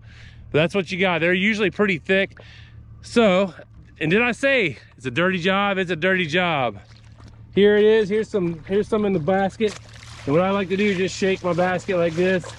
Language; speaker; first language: English; native; English